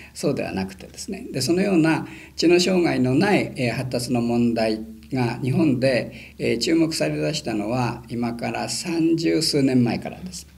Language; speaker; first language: Japanese; native; Japanese